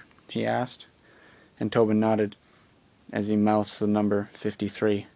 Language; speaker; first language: English; native; English